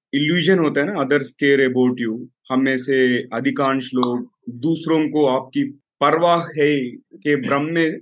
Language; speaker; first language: Hindi; native; Hindi